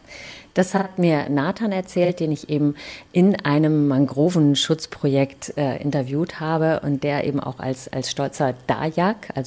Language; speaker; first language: German; native; German